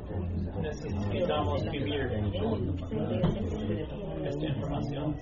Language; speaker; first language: Spanish; non-native, learner; English